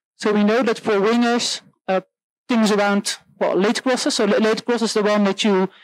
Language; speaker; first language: English; non-native, fluent; Dutch